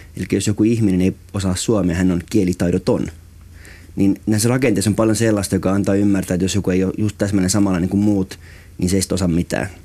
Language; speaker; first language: Finnish; native; Finnish